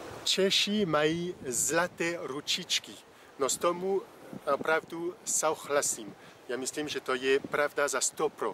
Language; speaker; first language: Czech; non-native, fluent; French